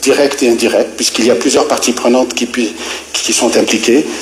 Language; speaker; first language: French; non-native, local second language; Arabic